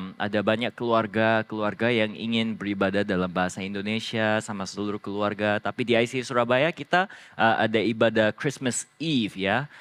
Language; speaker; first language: Indonesian; non-native, fluent; Korean